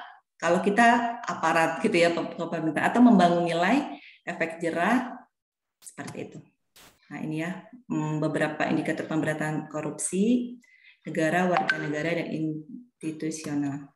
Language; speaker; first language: Indonesian; native; Indonesian